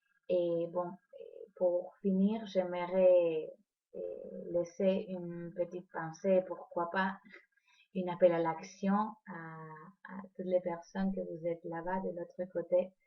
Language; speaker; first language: French; non-native, fluent; Spanish